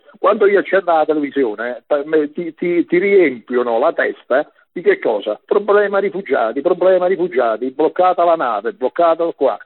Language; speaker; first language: Italian; native; Italian